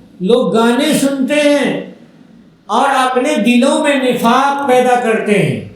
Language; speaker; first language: Urdu; native; Urdu